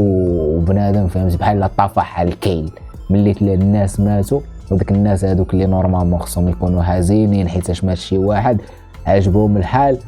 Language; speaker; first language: Arabic; native; Arabic